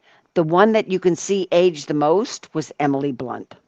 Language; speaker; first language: English; native; English